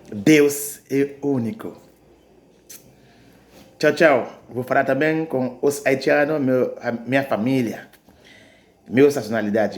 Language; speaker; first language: Portuguese; non-native, learner; Haitian Creole